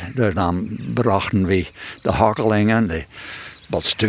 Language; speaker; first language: Dutch; non-native, local second language; Western Frisian